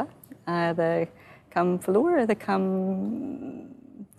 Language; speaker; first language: Albanian; non-native, learner; English